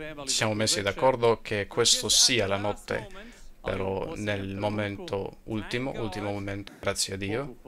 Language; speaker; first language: Italian; non-native, fluent; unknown